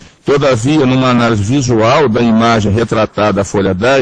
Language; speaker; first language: Portuguese; native; Portuguese